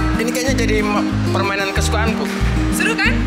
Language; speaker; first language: Indonesian; native; Indonesian